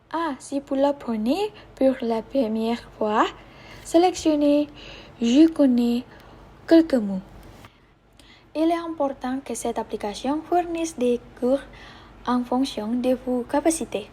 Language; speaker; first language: French; non-native, learner; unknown